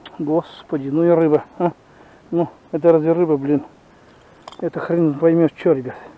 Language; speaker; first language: Russian; native; Russian